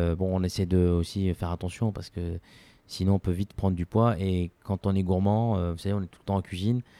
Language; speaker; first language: French; non-native, local second language; Arabic